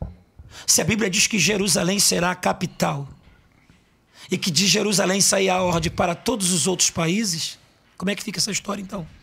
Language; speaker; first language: Portuguese; native; Portuguese